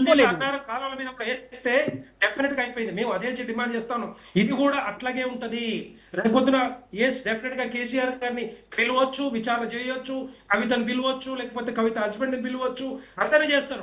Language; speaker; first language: Telugu; native; Telugu